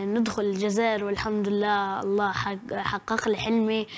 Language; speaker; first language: Arabic; native; Arabic